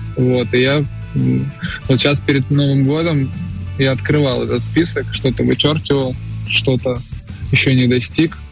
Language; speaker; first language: Russian; native; Russian